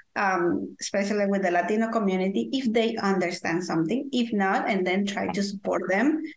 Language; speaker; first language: English; non-native, fluent; Spanish